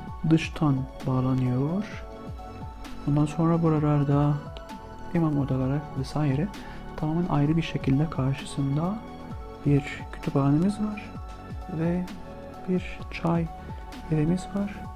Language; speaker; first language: Turkish; non-native, fluent; Arabic